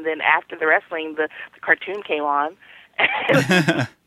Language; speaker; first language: English; native; English